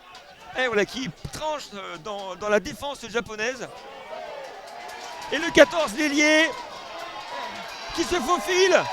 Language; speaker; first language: French; native; French